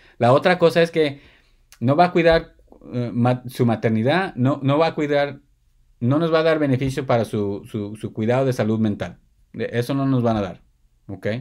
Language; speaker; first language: Spanish; early bilingual, heritage; Spanish